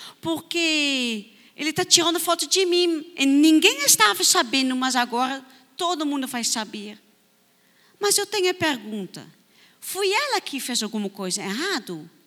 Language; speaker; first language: Portuguese; non-native, fluent; Dutch